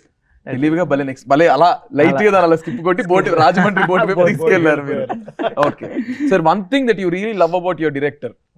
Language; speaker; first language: Telugu; native; Telugu